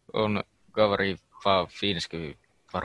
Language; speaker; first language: Russian; non-native, learner; Finnish